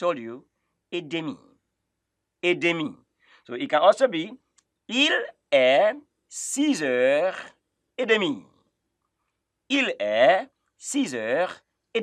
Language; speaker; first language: French; non-native, fluent; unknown